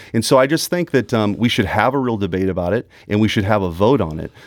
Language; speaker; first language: English; early bilingual, other home language; German